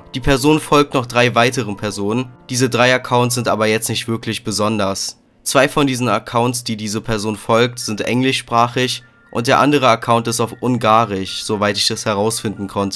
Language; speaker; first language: German; native; German